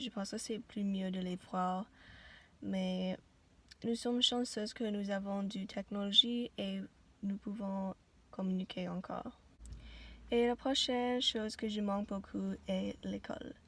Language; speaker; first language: French; non-native, learner; English